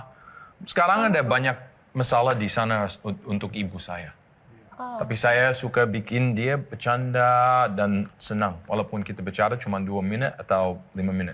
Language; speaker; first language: Indonesian; non-native, learner; English